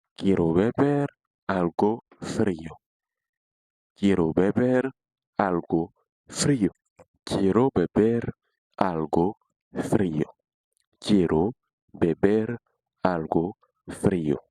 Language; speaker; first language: Spanish; non-native, fluent; Haitian Creole